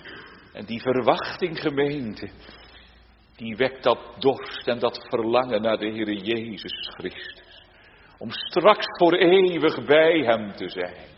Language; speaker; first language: Dutch; native; Dutch